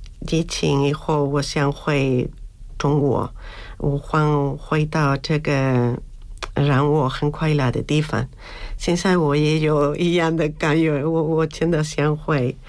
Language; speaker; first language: Chinese; non-native, learner; Spanish